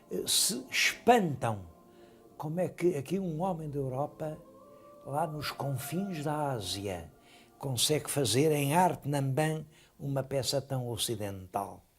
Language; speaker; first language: Portuguese; native; Portuguese